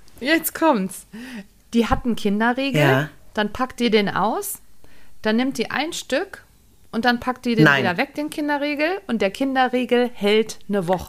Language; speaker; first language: German; native; German